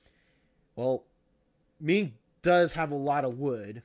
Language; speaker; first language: English; native; English